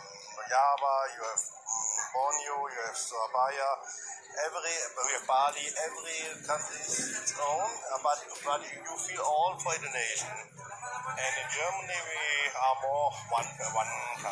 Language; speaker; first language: English; non-native, learner; German